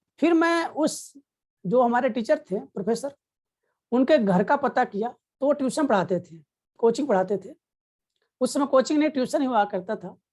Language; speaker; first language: Hindi; native; Hindi